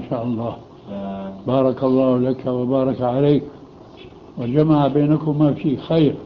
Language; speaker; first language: Arabic; early bilingual, other home language; Albanian